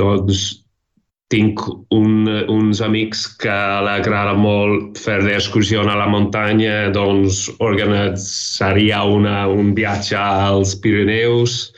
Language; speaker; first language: Catalan; non-native, learner; English